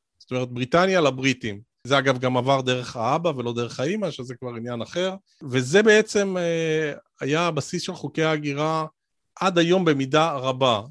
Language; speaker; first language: Hebrew; native; Hebrew